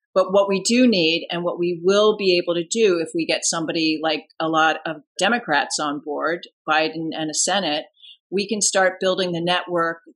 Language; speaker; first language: English; native; English